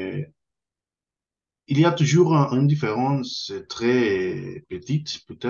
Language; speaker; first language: French; non-native, fluent; Spanish